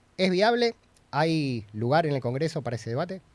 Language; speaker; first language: Spanish; native; Spanish